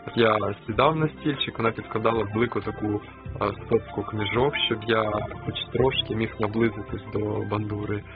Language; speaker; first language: Ukrainian; early bilingual, other home language; Russian